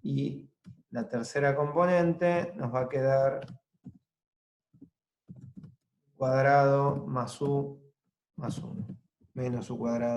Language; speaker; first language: Spanish; native; Spanish